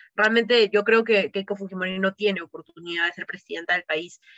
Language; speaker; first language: Spanish; native; Spanish